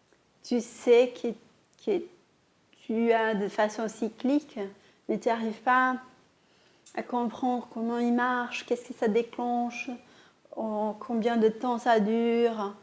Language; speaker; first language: French; non-native, fluent; Portuguese